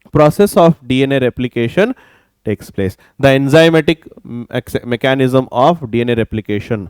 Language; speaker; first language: English; non-native, local second language; Kannada